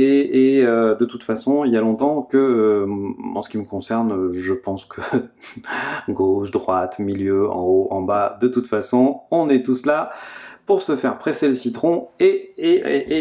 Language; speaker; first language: French; native; French